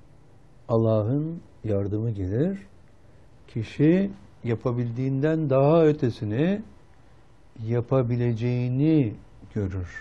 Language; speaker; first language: Turkish; native; Turkish